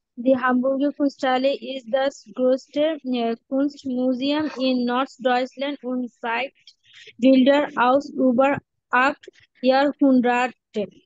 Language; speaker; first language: German; non-native, learner; Bangla